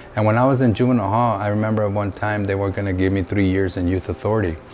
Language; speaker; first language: English; native; English